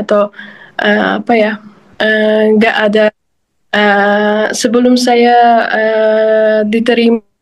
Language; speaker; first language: Indonesian; non-native, fluent; Uzbek